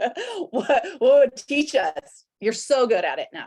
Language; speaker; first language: English; native; English